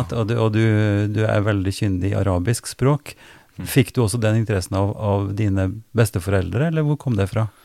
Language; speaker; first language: Norwegian; native; Norwegian